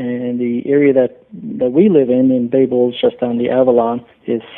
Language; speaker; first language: English; native; English